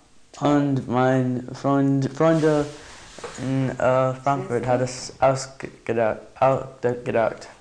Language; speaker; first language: German; non-native, learner; English